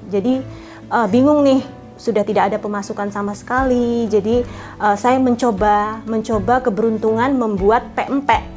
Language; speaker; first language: Indonesian; native; Indonesian